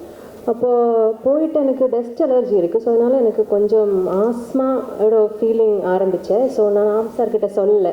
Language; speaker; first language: Tamil; non-native, learner; Malayalam